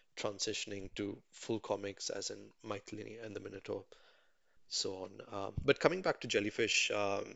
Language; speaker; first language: English; non-native, local second language; Tamil